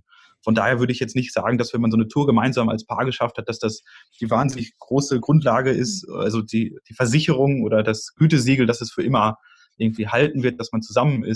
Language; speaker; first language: German; native; German